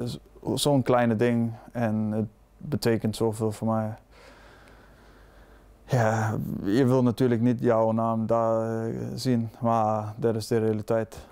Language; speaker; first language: Dutch; non-native, fluent; Danish